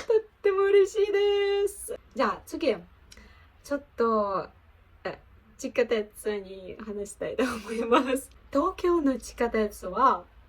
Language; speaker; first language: Japanese; non-native, learner; Ukrainian